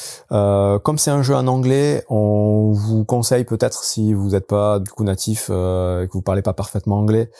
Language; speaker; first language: French; native; French